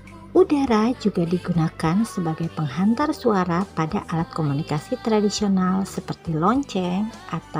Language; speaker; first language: Indonesian; native; Indonesian